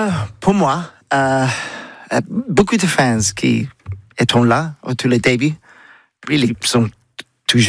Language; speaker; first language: French; non-native, learner; English